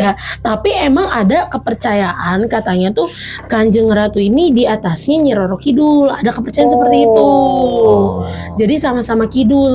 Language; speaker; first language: Indonesian; native; Indonesian